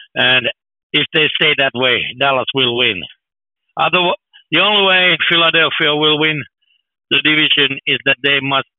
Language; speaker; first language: English; non-native, fluent; Finnish